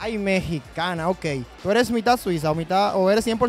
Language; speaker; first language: Spanish; native; Spanish